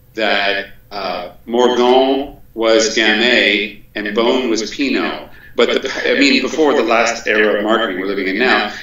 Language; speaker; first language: English; native; English